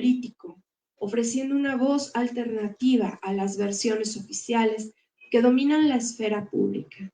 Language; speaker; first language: Spanish; native; Spanish